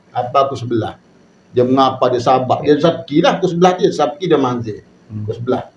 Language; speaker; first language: Malay; native; Malay